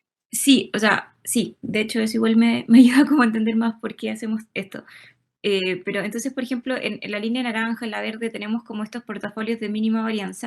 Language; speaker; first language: Spanish; native; Spanish